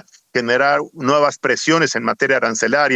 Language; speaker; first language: Spanish; native; Spanish